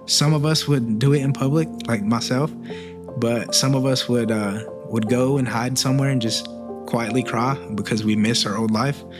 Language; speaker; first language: English; early bilingual, other home language; Spanish